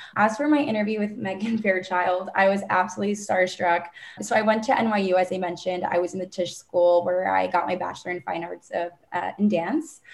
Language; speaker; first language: English; native; English